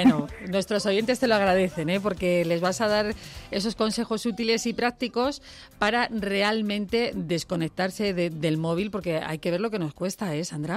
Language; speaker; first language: Spanish; native; Spanish